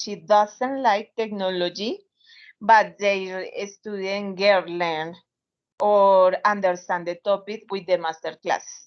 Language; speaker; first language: English; non-native, learner; Spanish